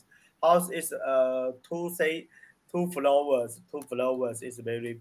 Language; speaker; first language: English; non-native, learner; Chinese